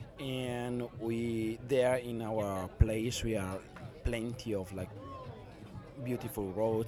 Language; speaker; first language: English; non-native, learner; Italian